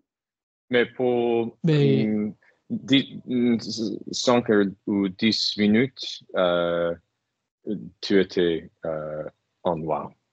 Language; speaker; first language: French; non-native, fluent; English